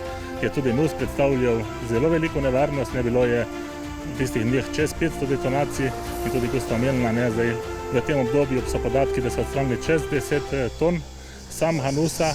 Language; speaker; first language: Slovenian; native; Slovenian